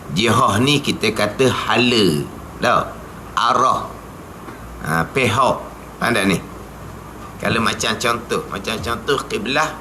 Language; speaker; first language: Malay; native; Malay